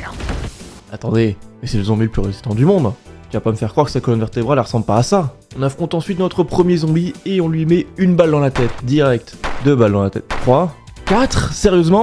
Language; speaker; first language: French; native; French